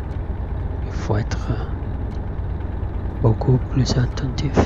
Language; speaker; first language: French; non-native, learner; Italian